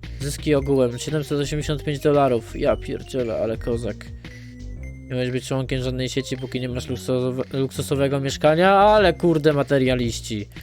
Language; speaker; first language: Polish; native; Polish